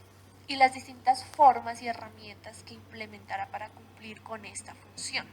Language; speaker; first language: Spanish; native; Spanish